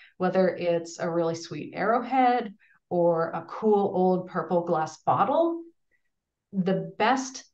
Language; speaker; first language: English; native; English